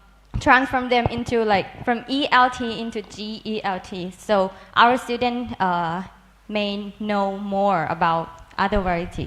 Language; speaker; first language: English; non-native, learner; Thai